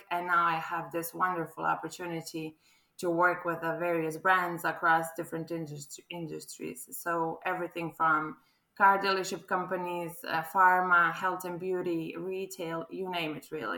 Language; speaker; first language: English; non-native, fluent; Croatian